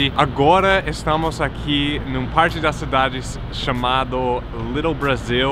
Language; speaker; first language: Portuguese; non-native, fluent; English